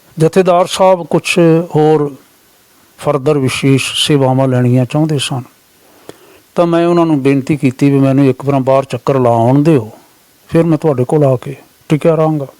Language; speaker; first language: Punjabi; native; Punjabi